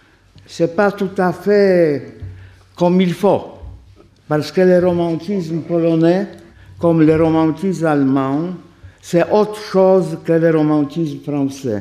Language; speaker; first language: French; non-native, fluent; Polish